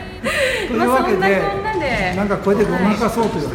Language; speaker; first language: Japanese; native; Japanese